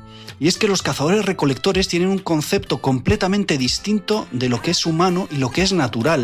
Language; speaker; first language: Spanish; native; Spanish